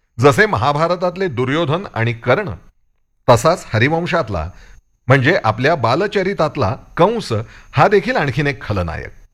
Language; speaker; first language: Marathi; native; Marathi